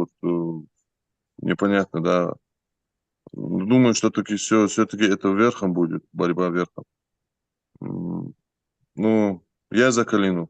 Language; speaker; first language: Russian; native; Russian